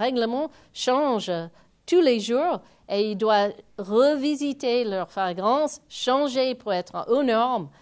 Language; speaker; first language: French; non-native, fluent; English